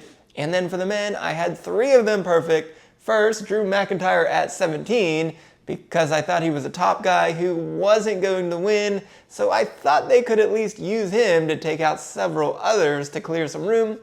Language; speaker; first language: English; native; English